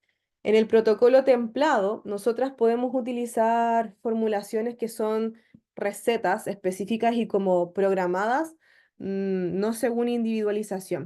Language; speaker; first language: Spanish; native; Spanish